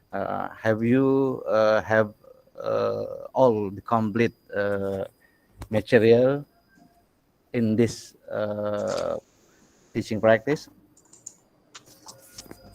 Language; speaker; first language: English; non-native, local second language; Indonesian